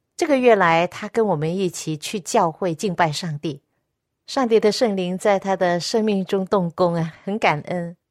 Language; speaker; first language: Chinese; non-native, local second language; Cantonese